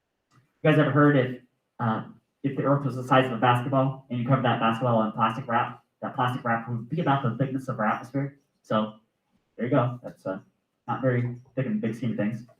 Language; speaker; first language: English; native; English